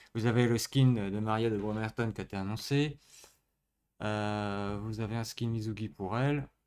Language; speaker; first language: French; native; French